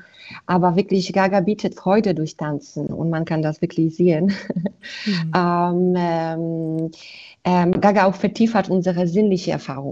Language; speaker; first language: German; non-native, fluent; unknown